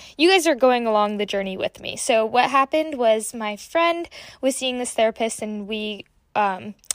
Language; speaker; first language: English; early bilingual, other home language; Portuguese